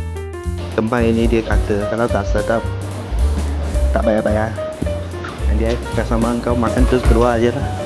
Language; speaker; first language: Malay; non-native, local second language; Chinese